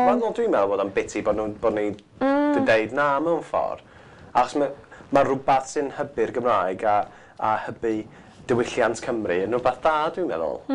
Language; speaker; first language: Welsh; non-native, local second language; English